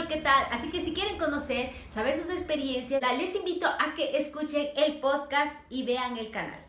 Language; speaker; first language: Spanish; native; Spanish